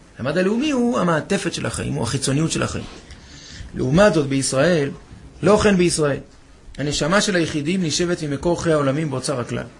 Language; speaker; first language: Hebrew; native; Hebrew